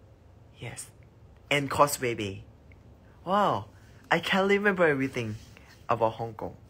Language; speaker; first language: English; non-native, learner; Thai